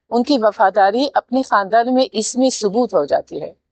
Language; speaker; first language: Hindi; non-native, fluent; Tajik